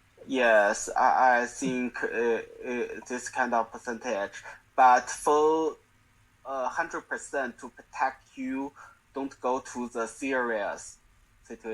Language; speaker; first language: English; non-native, learner; Chinese